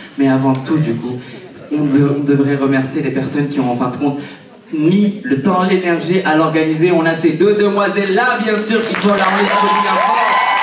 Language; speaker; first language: French; native; French